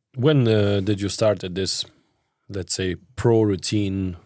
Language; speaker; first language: English; non-native, fluent; Lithuanian